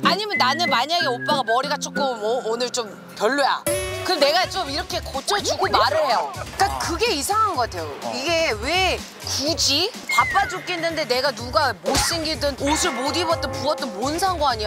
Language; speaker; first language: Korean; early bilingual, heritage; Korean